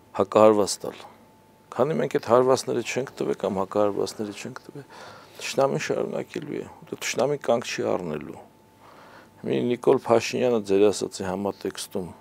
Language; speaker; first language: Armenian; native; Armenian